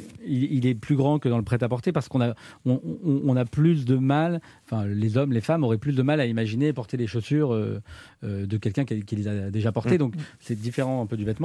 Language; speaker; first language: French; native; French